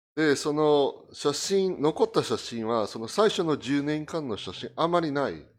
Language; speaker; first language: Japanese; non-native, fluent; Portuguese